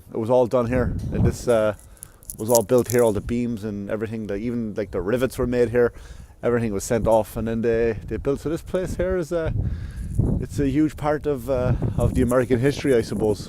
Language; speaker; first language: English; native; English